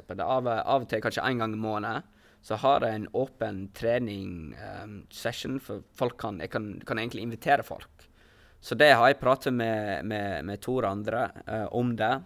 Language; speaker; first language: Norwegian; early bilingual, heritage; Norwegian